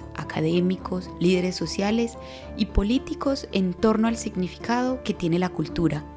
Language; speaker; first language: Spanish; native; Spanish